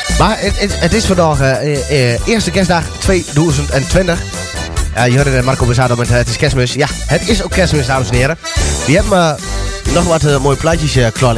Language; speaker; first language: Dutch; native; Dutch